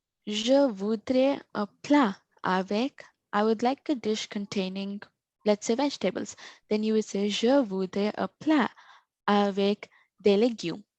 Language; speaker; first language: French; non-native, learner; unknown